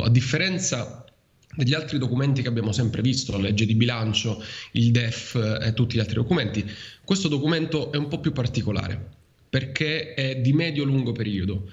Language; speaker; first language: Italian; native; Italian